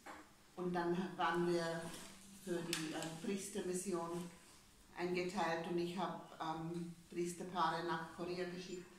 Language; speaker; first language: German; non-native, fluent; English